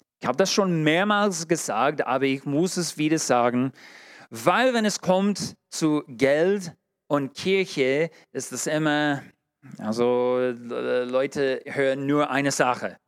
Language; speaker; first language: German; non-native, fluent; English